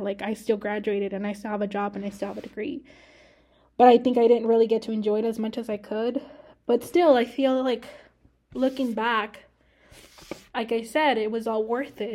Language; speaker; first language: English; early bilingual, other home language; Spanish